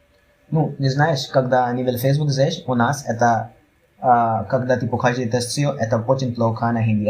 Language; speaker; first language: Russian; non-native, learner; Hindi